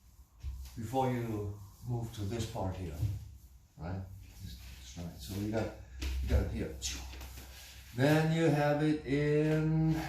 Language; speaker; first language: English; non-native, fluent; German